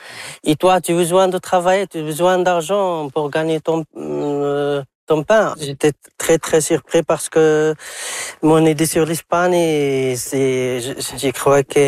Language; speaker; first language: French; non-native, local second language; Arabic